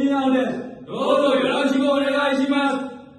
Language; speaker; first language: Japanese; non-native, learner; Burmese